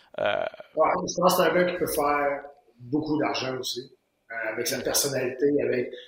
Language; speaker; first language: French; native; French